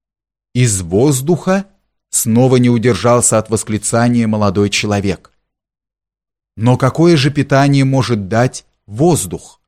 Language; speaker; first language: Russian; native; Russian